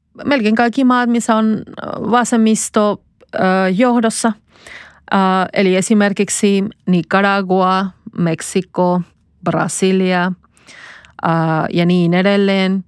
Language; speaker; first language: Finnish; non-native, fluent; Spanish